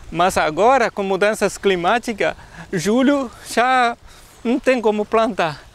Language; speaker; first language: Portuguese; non-native, fluent; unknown